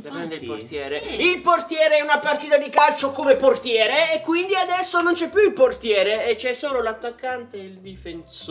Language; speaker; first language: Italian; native; Italian